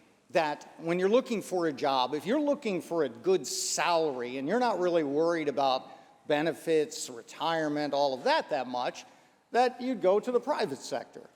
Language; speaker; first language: English; native; English